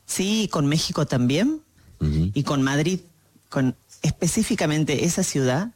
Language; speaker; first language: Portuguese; non-native, learner; Spanish